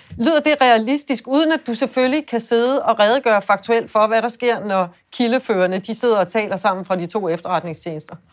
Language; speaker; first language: Danish; native; Danish